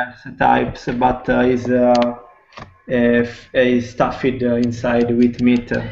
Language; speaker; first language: English; non-native, fluent; Italian